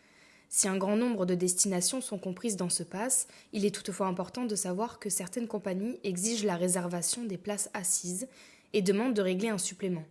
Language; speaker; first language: French; native; French